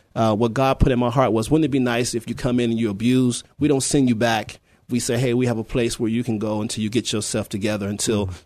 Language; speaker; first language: English; native; English